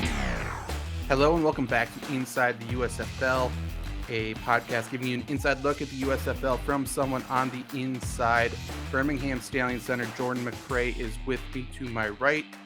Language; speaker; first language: English; native; English